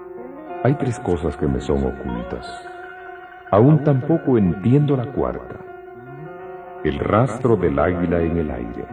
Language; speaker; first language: Spanish; native; Spanish